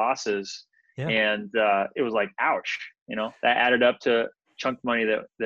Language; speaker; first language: English; native; English